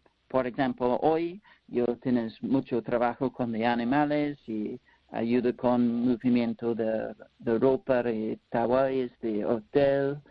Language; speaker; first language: Spanish; non-native, learner; English